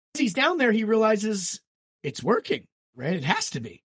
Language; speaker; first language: English; native; English